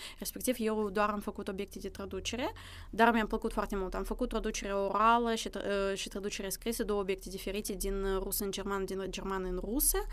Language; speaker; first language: Romanian; early bilingual, other home language; Russian